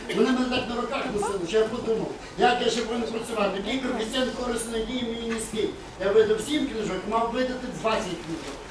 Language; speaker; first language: Ukrainian; native; Ukrainian